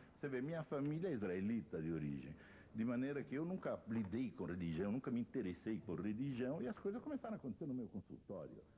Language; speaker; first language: Portuguese; non-native, fluent; Italian